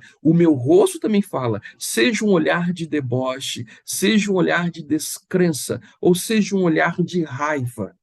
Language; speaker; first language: Portuguese; native; Portuguese